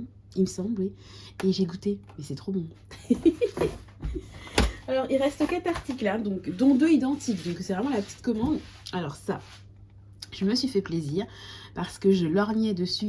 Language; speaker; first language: French; native; French